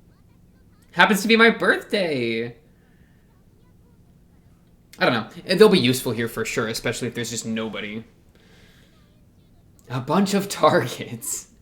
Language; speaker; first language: English; native; English